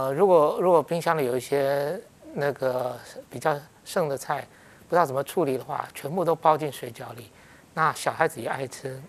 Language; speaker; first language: Chinese; native; Chinese